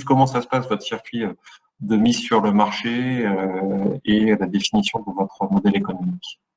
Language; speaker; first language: French; native; French